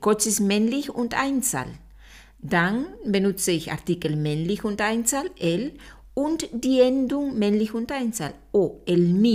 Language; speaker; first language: German; non-native, fluent; Spanish